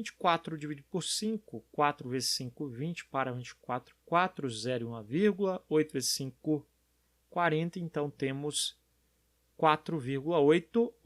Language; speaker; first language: Portuguese; native; Portuguese